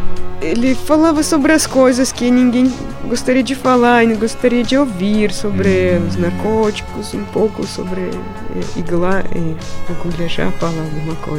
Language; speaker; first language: Portuguese; non-native, fluent; Russian